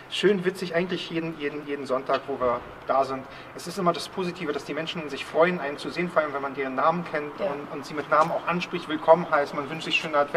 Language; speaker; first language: German; native; German